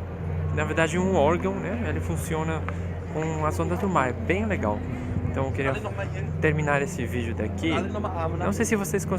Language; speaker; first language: Portuguese; non-native, fluent; Spanish